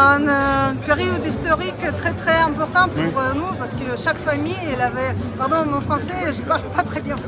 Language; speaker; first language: French; non-native, learner; Russian